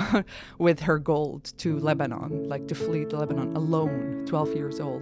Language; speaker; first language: English; non-native, fluent; Arabic